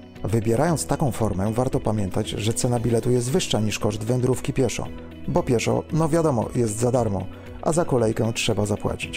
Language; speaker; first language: Polish; native; Polish